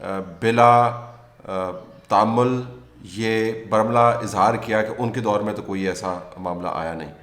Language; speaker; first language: Urdu; native; Urdu